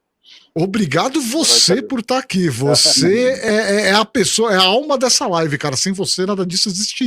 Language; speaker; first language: Portuguese; native; Portuguese